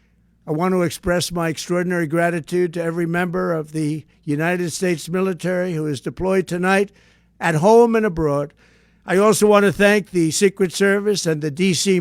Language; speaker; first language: English; native; English